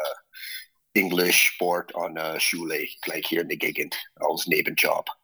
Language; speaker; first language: German; non-native, fluent; English